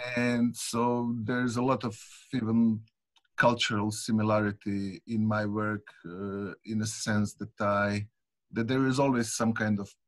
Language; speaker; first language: English; non-native, fluent; Croatian